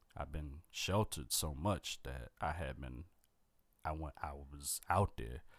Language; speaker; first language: English; native; English